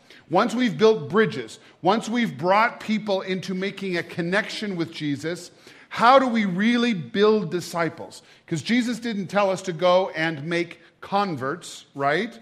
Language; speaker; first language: English; native; English